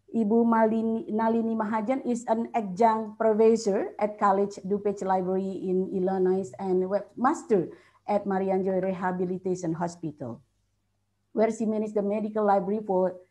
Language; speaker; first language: English; non-native, fluent; Indonesian